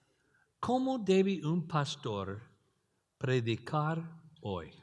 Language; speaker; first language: Spanish; non-native, learner; English